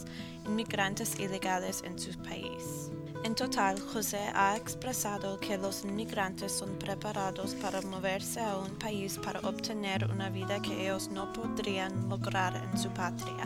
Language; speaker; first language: Spanish; non-native, learner; English